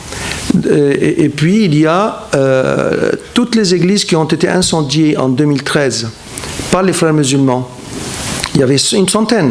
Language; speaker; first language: French; non-native, fluent; Arabic